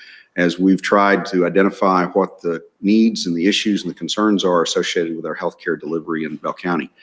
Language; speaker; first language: English; native; English